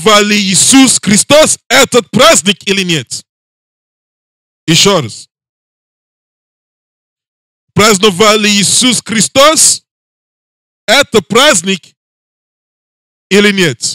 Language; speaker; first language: Russian; non-native, learner; English